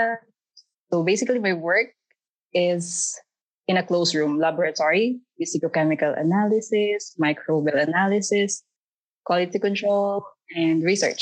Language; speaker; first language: English; non-native, local second language; Filipino